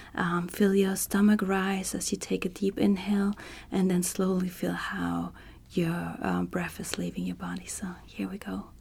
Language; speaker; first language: English; non-native, fluent; German